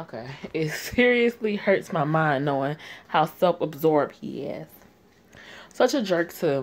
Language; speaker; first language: English; native; English